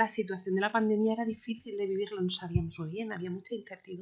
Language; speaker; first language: Spanish; native; Spanish